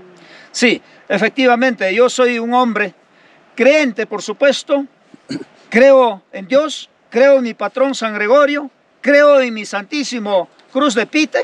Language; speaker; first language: Spanish; native; Spanish